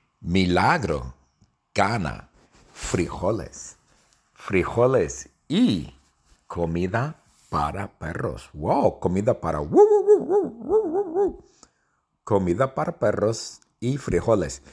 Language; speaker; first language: Spanish; non-native, fluent; English